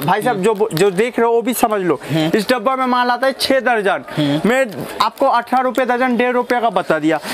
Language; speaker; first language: Hindi; non-native, local second language; Bangla